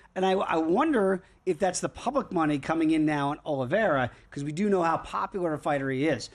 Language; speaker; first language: English; native; English